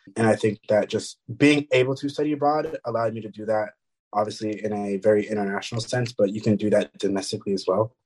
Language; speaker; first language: English; early bilingual, other home language; French